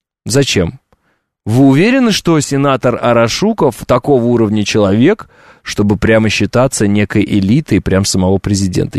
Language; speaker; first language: Russian; native; Russian